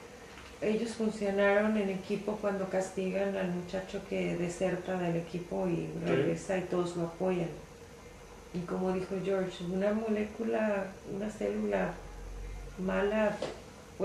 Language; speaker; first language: Spanish; native; Spanish